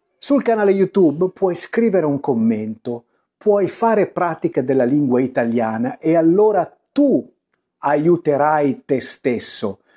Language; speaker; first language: Italian; native; Italian